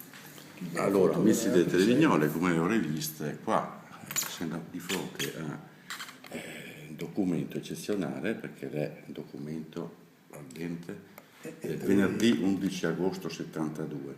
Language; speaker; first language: Italian; native; Italian